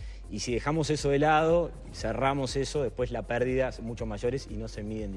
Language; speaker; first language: Spanish; native; Spanish